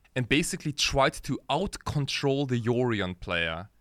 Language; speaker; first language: English; early bilingual, other home language; Japanese